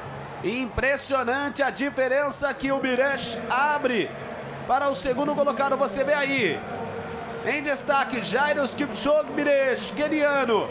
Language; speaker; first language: Portuguese; native; Portuguese